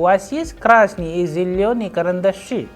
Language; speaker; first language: Russian; non-native, fluent; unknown